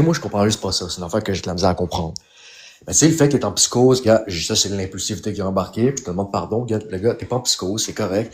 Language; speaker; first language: French; native; French